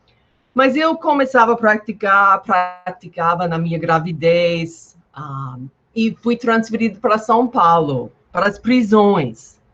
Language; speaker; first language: Portuguese; non-native, fluent; English